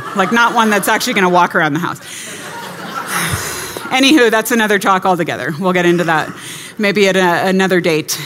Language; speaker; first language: English; native; English